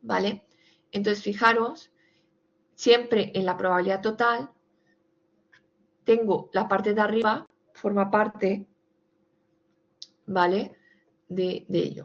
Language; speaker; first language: Spanish; native; Spanish